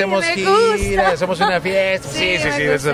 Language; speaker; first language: Spanish; native; Spanish